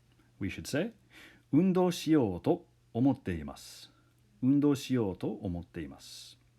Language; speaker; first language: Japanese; non-native, fluent; English